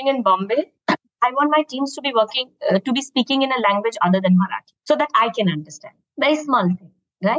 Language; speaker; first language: English; non-native, local second language; Hindi